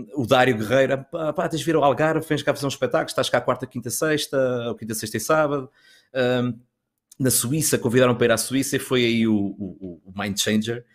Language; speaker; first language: Portuguese; native; Portuguese